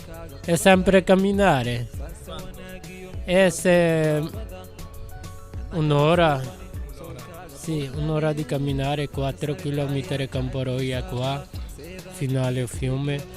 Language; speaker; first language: Italian; non-native, learner; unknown